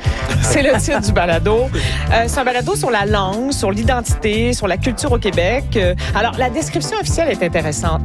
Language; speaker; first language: French; native; French